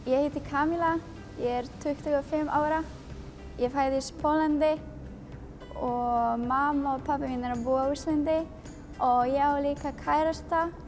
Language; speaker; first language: Icelandic; non-native, learner; Polish